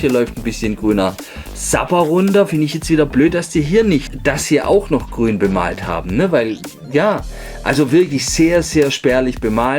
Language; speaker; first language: German; native; German